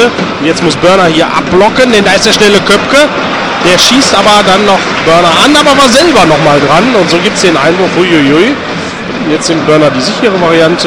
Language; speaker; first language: German; native; German